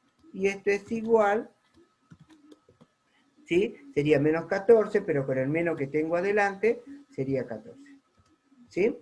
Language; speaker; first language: Spanish; native; Spanish